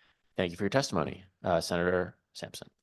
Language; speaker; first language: English; native; English